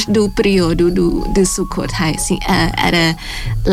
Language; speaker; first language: Portuguese; non-native, fluent; Thai